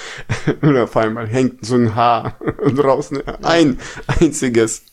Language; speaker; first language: German; non-native, fluent; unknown